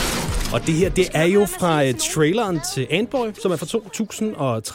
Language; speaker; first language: Danish; native; Danish